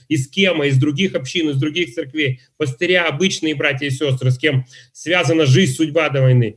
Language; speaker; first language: Russian; native; Russian